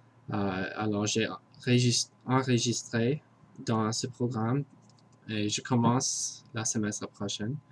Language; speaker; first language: French; non-native, learner; English